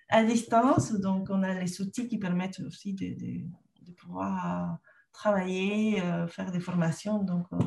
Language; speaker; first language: French; non-native, fluent; Spanish